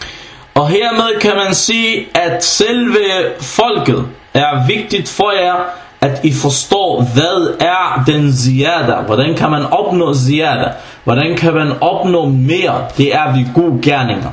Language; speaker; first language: Danish; non-native, fluent; Arabic